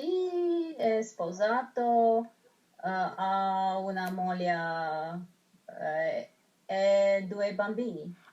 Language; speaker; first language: Italian; non-native, learner; Romanian